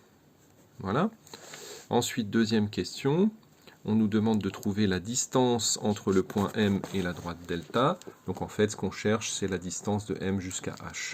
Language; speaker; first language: French; native; French